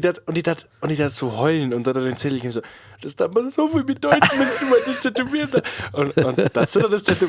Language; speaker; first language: German; native; German